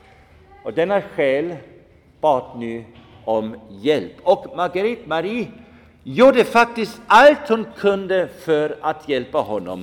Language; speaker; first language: Swedish; non-native, fluent; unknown